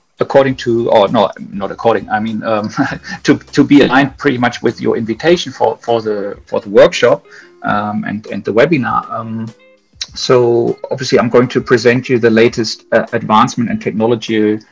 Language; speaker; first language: English; non-native, fluent; German